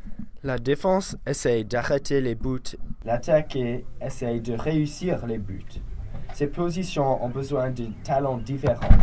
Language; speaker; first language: French; non-native, learner; English